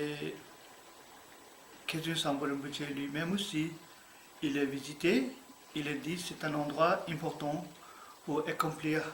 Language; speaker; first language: French; non-native, learner; Tibetan